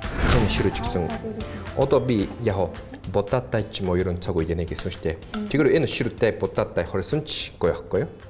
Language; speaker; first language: Mongolian; non-native, fluent; Japanese